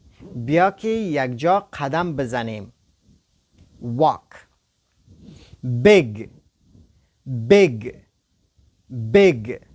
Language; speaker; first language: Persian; non-native, local second language; Pashto